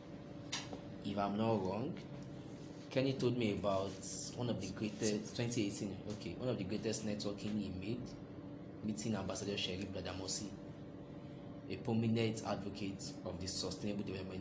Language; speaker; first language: English; non-native, local second language; Yoruba